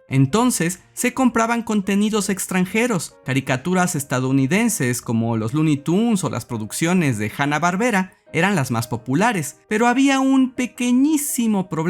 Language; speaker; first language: Spanish; native; Spanish